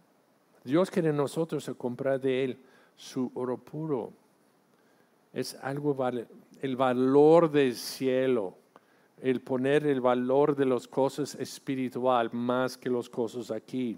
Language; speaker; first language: Spanish; non-native, fluent; English